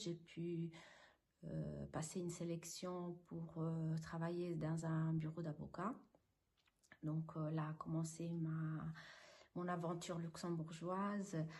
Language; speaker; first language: French; non-native, fluent; Italian